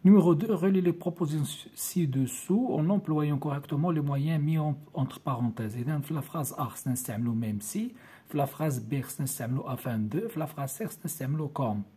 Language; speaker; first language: French; non-native, local second language; Arabic